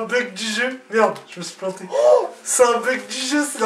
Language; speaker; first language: French; native; French